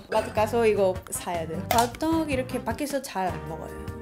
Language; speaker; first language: Korean; non-native, learner; Greek